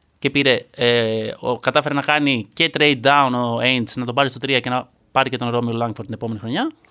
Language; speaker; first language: Greek; native; Greek